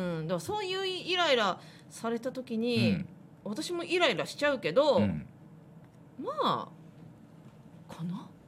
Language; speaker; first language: Japanese; native; Japanese